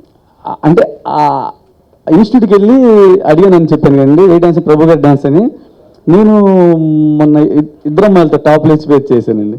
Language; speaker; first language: Telugu; native; Telugu